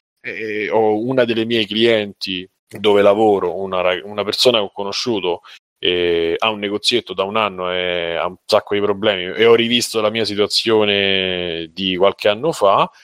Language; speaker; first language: Italian; native; Italian